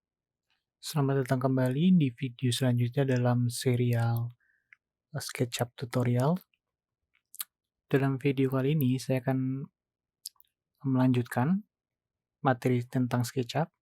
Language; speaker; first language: Indonesian; native; Indonesian